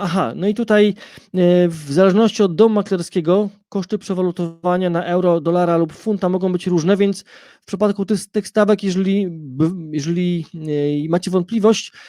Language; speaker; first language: Polish; native; Polish